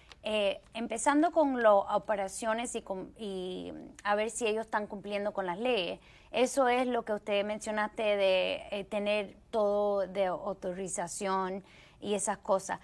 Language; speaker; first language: Spanish; early bilingual, heritage; Spanish